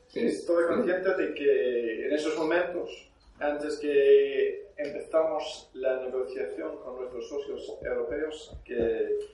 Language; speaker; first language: Spanish; non-native, fluent; English